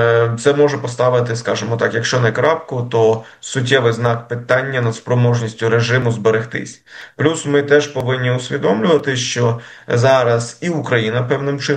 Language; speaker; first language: Ukrainian; native; Ukrainian